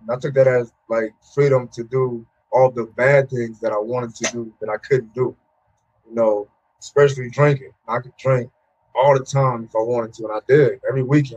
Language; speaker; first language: English; native; English